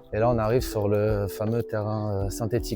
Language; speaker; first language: French; native; French